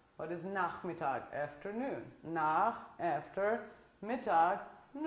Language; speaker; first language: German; non-native, fluent; Italian